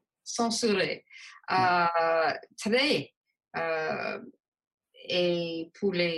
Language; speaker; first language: French; non-native, local second language; English